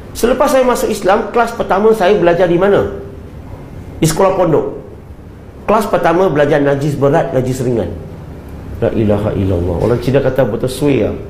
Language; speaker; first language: Malay; non-native, local second language; Chinese